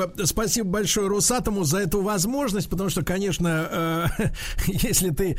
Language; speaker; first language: Russian; native; Russian